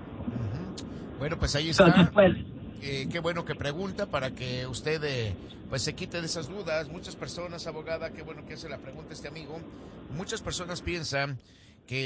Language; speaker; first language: Spanish; native; Spanish